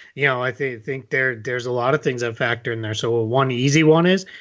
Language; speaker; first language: English; native; English